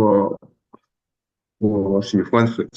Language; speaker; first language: Chinese; non-native, learner; Indonesian